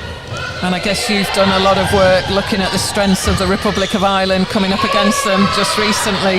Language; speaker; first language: English; native; English